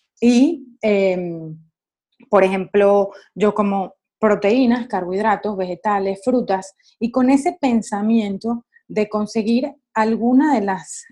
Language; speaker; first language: Spanish; native; Spanish